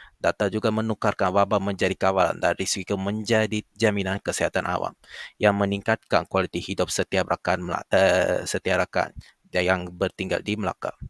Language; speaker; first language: Malay; non-native, local second language; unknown